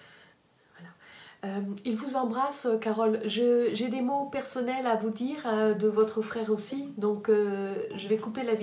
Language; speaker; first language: French; native; French